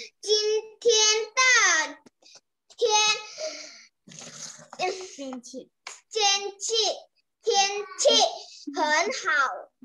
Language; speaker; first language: Chinese; non-native, learner; Indonesian